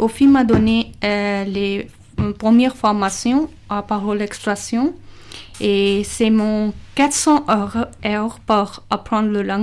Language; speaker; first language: French; non-native, learner; Urdu